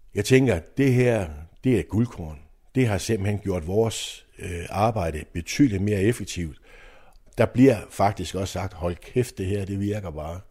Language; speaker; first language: Danish; native; Danish